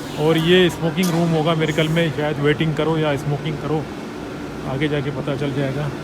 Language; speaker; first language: Urdu; native; Urdu